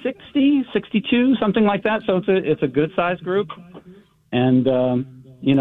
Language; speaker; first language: English; native; English